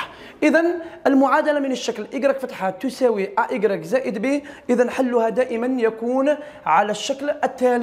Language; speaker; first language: Arabic; native; Arabic